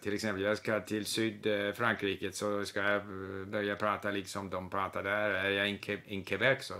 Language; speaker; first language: Swedish; early bilingual, other home language; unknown